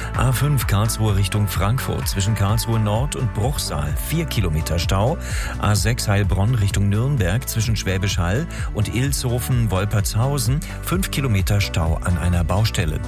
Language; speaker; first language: German; native; German